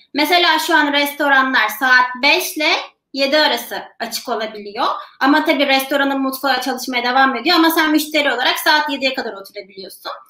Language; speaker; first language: Turkish; native; Turkish